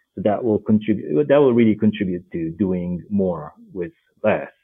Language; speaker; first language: English; non-native, fluent; Japanese